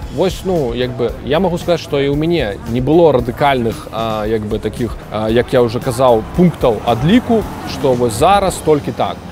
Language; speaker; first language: Belarusian; non-native, local second language; Russian